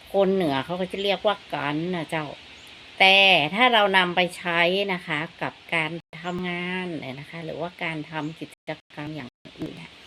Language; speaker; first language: Thai; native; Thai